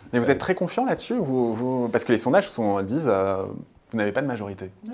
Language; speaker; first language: French; native; French